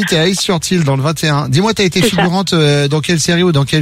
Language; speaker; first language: French; native; French